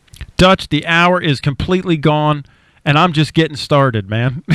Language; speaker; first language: English; native; English